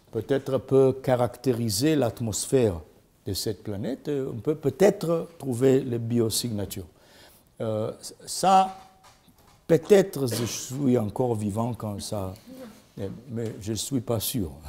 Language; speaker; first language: French; non-native, learner; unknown